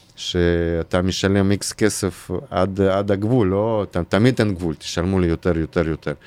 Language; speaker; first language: Hebrew; non-native, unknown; Russian